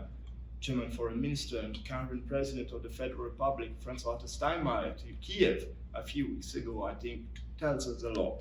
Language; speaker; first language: English; non-native, fluent; Italian